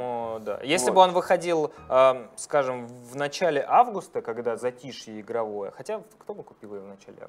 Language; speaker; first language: Russian; native; Russian